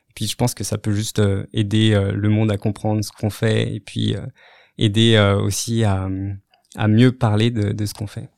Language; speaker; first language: French; native; French